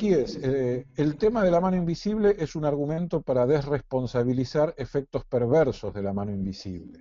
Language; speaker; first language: Spanish; native; Spanish